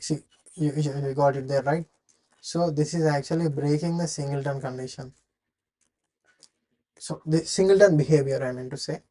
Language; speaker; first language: English; non-native, fluent; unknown